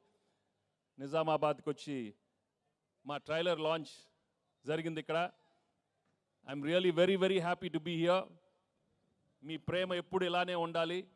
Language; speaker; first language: Telugu; native; Telugu